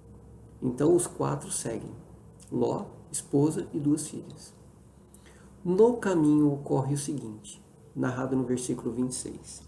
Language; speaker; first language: Portuguese; native; Portuguese